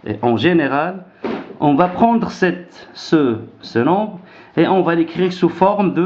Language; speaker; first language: French; non-native, local second language; Arabic